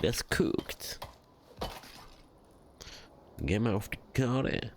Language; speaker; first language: German; native; German